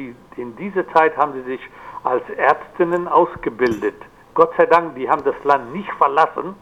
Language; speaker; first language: German; non-native, fluent; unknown